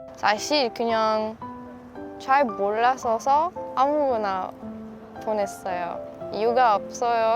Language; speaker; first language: Korean; non-native, learner; French